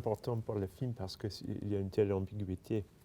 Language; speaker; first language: French; non-native, fluent; English